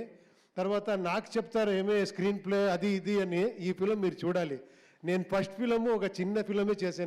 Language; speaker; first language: Telugu; non-native, local second language; Kannada